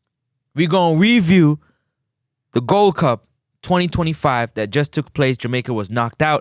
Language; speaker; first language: English; native; English